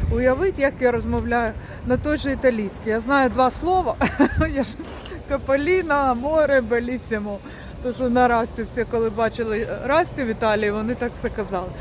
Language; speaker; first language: Ukrainian; native; Ukrainian